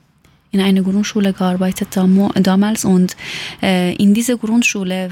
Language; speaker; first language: German; non-native, learner; Persian